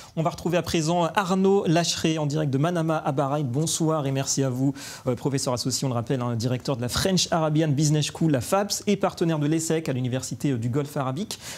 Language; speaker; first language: French; native; French